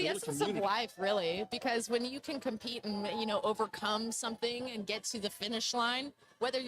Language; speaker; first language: English; native; English